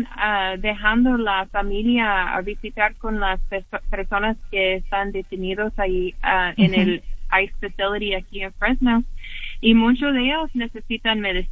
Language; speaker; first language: Spanish; early bilingual, heritage; English